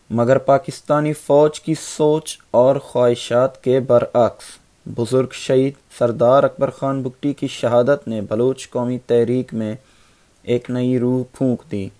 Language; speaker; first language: Urdu; non-native, local second language; Baluchi